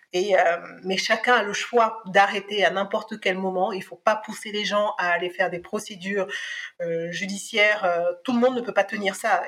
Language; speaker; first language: French; early bilingual, other home language; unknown